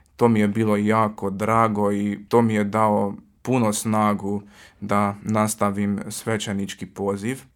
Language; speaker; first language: Croatian; early bilingual, heritage; Croatian